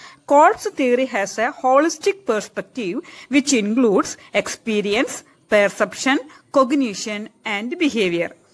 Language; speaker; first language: English; non-native, local second language; Malayalam